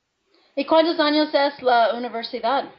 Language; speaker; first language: Spanish; non-native, fluent; English